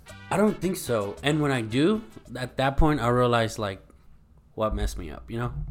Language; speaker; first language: English; early bilingual, other home language; Spanish